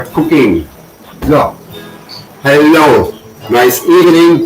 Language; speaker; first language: English; non-native, learner; German